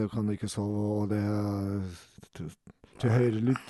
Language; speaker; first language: Norwegian; non-native, learner; German